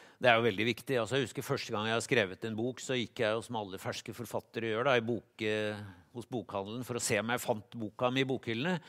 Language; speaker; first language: Norwegian; native; Norwegian